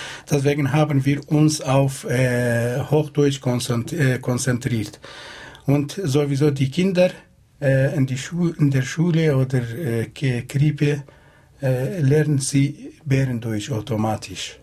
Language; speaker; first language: German; non-native, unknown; Kurdish